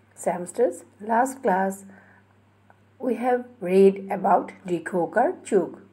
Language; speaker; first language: English; non-native, local second language; Assamese